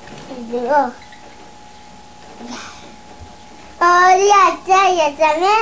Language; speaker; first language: Japanese; native; Japanese